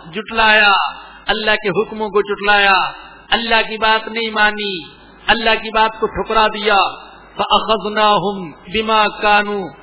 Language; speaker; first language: Urdu; non-native, local second language; Punjabi